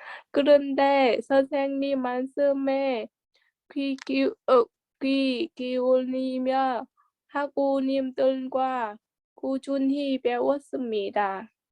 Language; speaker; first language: Korean; non-native, learner; Vietnamese